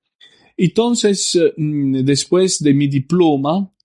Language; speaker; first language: Spanish; non-native, fluent; Italian